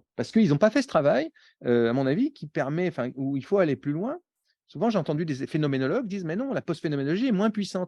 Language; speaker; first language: French; native; French